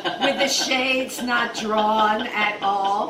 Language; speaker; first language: English; native; English